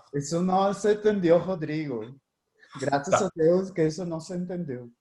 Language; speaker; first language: Portuguese; non-native, fluent; Spanish